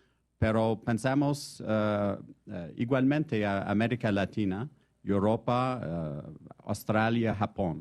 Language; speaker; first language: Spanish; non-native, fluent; French